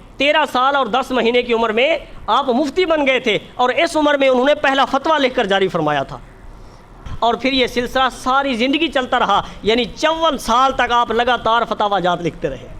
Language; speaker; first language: Urdu; native; Urdu